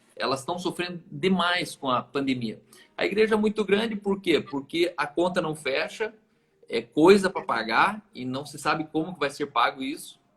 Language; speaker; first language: Portuguese; native; Portuguese